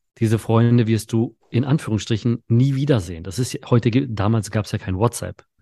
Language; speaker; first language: German; early bilingual, other home language; Polish